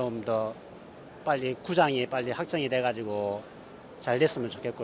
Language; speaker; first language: Korean; native; Korean